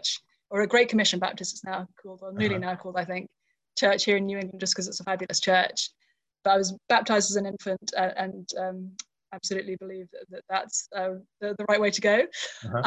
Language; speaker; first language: English; native; English